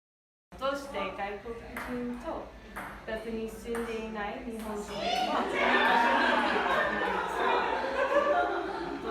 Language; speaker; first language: Japanese; non-native, learner; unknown